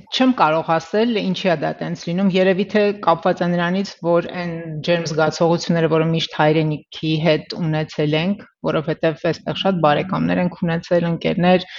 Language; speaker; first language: Armenian; early bilingual, heritage; Armenian